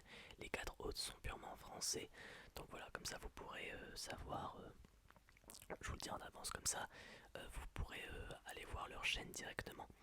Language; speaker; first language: French; native; French